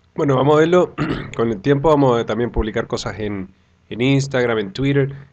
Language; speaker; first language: Spanish; native; Spanish